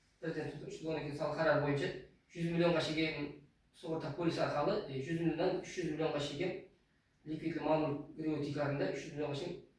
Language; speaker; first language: Uzbek; non-native, local second language; Kara-Kalpak